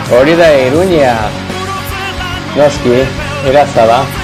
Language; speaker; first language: Basque; non-native, learner; English